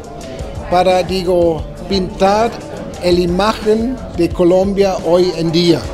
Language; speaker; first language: Spanish; non-native, fluent; German